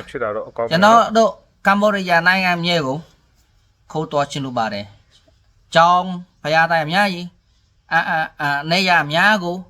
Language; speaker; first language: Burmese; non-native, learner; Khmer